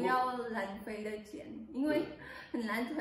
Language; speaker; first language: Chinese; non-native, learner; Filipino